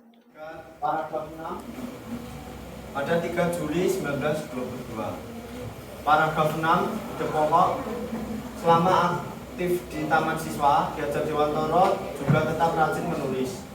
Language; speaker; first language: Indonesian; native; Indonesian